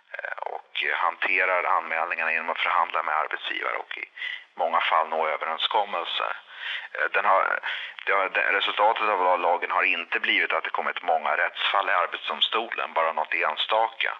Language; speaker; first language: Swedish; native; Swedish